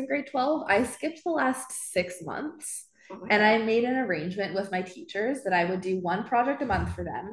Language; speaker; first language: English; native; English